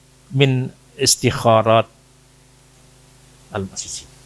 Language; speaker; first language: Arabic; non-native, fluent; Indonesian